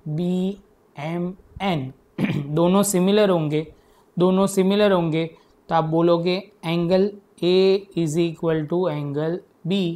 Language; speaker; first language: Hindi; non-native, local second language; Gujarati